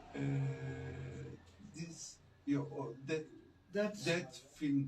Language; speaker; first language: English; non-native, learner; Turkish